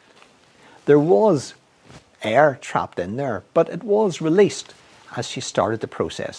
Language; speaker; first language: English; native; English